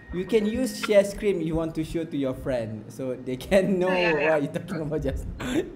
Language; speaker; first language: English; non-native, local second language; Malay